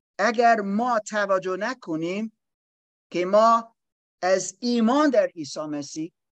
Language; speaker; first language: Persian; non-native, learner; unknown